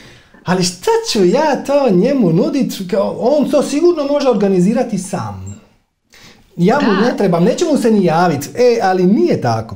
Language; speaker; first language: Croatian; native; Croatian